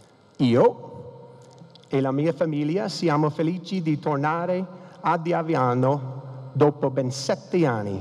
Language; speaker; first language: Italian; non-native, learner; English